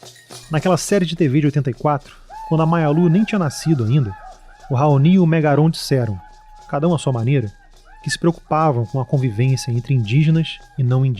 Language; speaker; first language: Portuguese; native; Portuguese